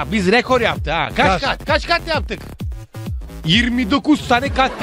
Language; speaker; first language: Turkish; non-native, learner; Italian